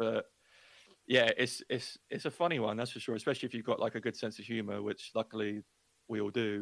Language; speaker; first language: English; native; English